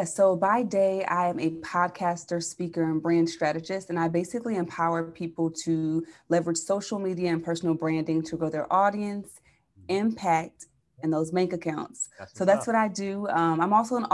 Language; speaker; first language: English; native; English